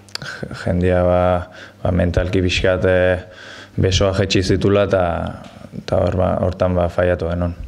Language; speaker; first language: Basque; native; Basque